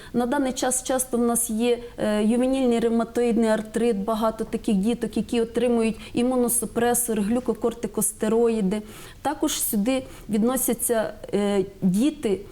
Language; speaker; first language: Ukrainian; native; Ukrainian